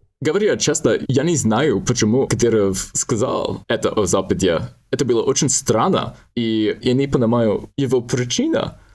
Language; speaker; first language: Russian; non-native, learner; English